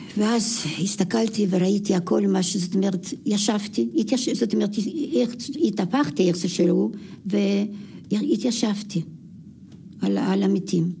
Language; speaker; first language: Hebrew; non-native, fluent; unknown